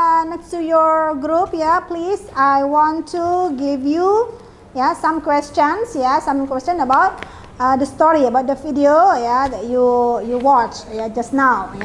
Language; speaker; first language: English; non-native, fluent; Indonesian